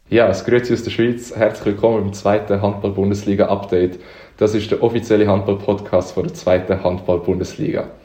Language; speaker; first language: German; native; German